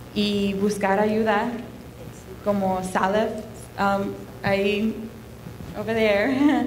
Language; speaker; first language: Spanish; early bilingual, heritage; Spanish